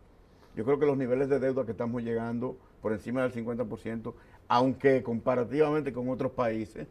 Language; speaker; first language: Spanish; native; Spanish